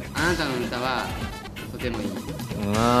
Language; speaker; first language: Japanese; non-native, learner; Chinese